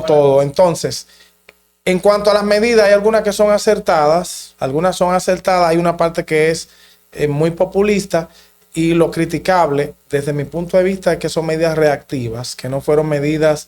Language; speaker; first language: Spanish; native; Spanish